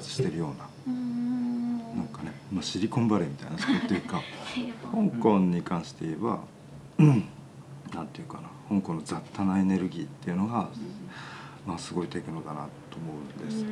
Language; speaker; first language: Japanese; native; Japanese